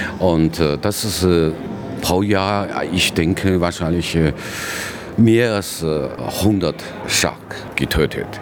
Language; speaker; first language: German; non-native, learner; Chinese